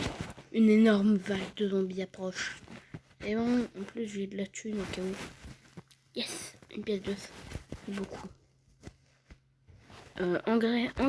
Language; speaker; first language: French; native; French